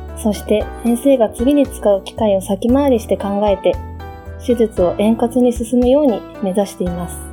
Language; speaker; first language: Japanese; native; Japanese